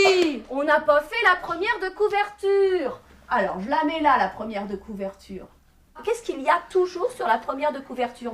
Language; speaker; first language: French; native; French